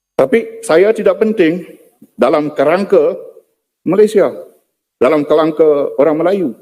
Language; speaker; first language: Malay; non-native, local second language; Iban